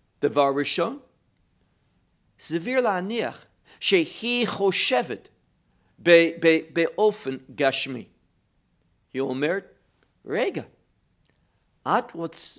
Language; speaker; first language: Hebrew; non-native, fluent; English